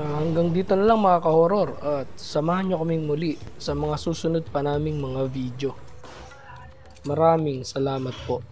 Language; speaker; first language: Filipino; native; Filipino